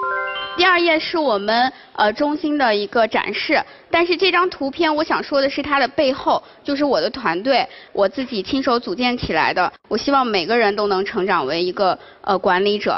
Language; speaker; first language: Chinese; native; Chinese